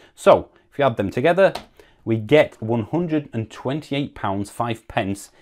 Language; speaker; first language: English; native; English